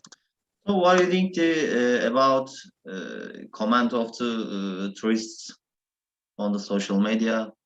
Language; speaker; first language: English; non-native, learner; Turkish